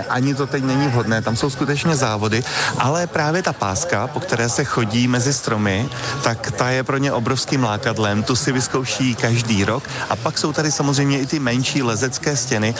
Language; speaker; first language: Czech; native; Czech